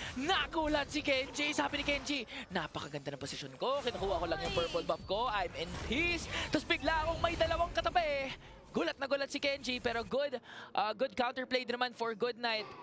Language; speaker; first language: Filipino; native; Filipino